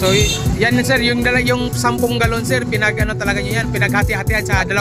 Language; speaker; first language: Filipino; non-native, local second language; Chavacano